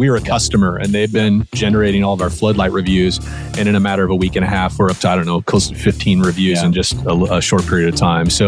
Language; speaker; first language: English; native; English